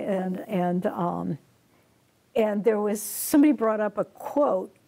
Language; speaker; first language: English; native; English